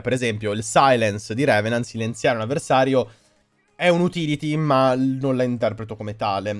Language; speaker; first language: Italian; native; Italian